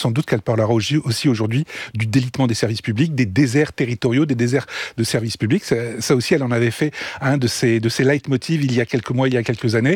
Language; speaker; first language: French; native; French